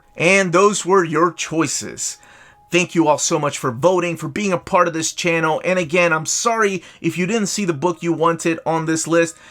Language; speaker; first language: English; native; English